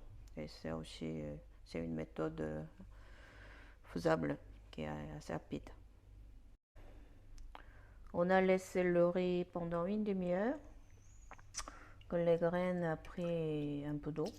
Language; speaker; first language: French; non-native, fluent; Korean